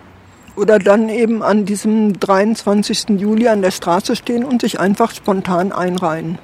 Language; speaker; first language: German; native; German